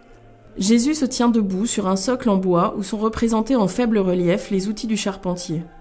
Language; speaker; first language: French; native; French